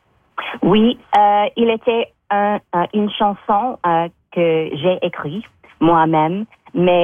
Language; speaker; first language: French; non-native, local second language; English